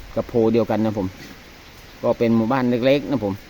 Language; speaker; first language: Thai; native; Thai